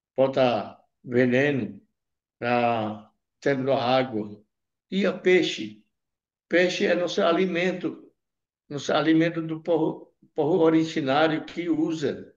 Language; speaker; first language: Portuguese; non-native, local second language; Yanomámi